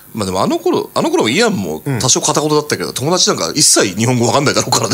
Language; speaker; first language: Japanese; native; Japanese